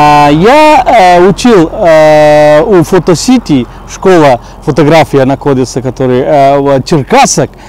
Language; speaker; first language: Russian; non-native, learner; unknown